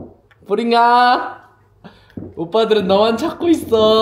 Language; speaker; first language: Korean; native; Korean